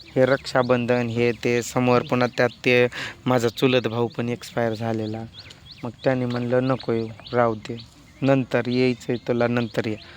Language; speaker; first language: Marathi; non-native, local second language; Lambadi